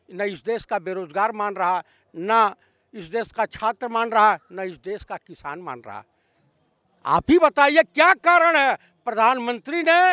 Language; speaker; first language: Hindi; native; Hindi